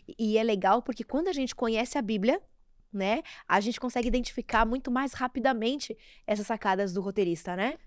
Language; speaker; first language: Portuguese; native; Portuguese